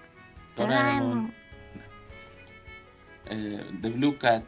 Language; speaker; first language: Japanese; non-native, learner; Spanish